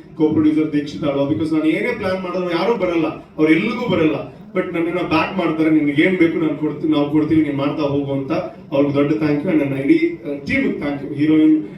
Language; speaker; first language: Kannada; non-native, local second language; Tulu